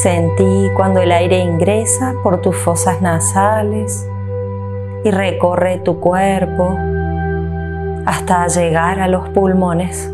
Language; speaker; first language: Spanish; native; Spanish